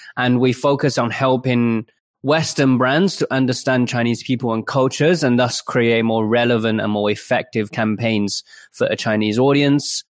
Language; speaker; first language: English; early bilingual, other home language; Chinese